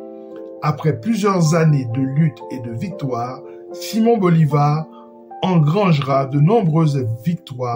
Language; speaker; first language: French; non-native, local second language; Haitian Creole